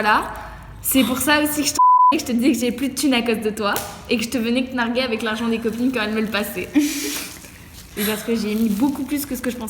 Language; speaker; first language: French; native; French